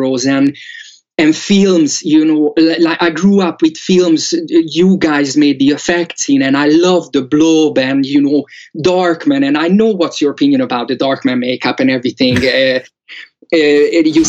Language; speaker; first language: English; non-native, fluent; Hungarian